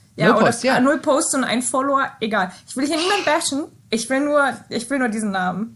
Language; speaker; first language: German; native; German